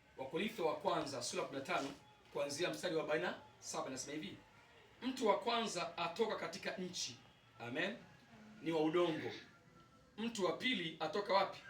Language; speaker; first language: Swahili; native; Swahili